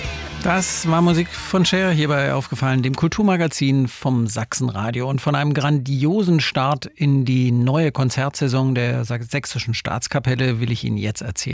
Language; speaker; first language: German; native; German